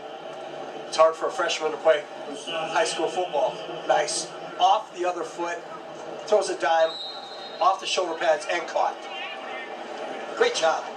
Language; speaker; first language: English; native; English